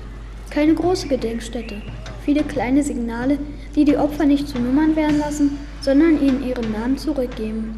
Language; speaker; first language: German; native; German